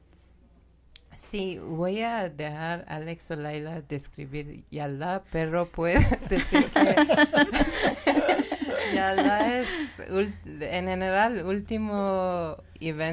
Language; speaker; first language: Spanish; non-native, learner; Persian